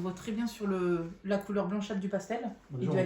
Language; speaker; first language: French; native; French